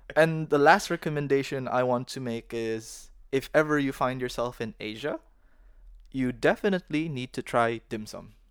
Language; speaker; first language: English; non-native, local second language; Filipino